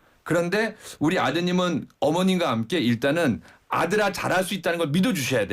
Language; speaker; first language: Korean; native; Korean